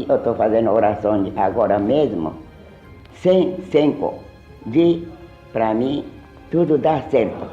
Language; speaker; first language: Portuguese; early bilingual, heritage; Japanese